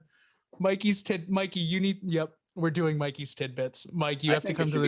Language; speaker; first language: English; native; English